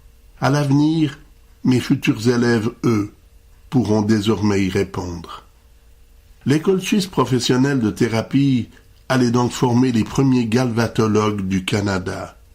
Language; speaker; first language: French; native; French